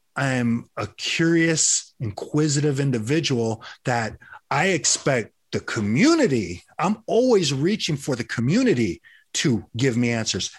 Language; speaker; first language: English; early bilingual, other home language; Filipino